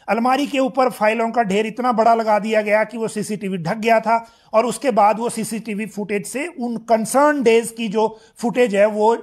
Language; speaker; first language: Hindi; native; Hindi